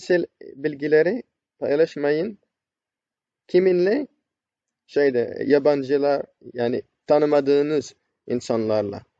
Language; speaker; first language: Turkish; non-native, fluent; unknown